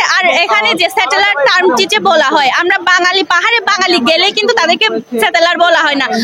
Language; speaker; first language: Bangla; non-native, local second language; Chakma